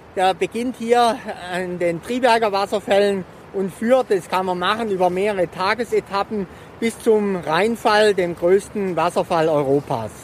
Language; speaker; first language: German; native; German